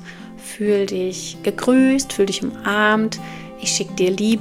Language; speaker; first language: German; native; German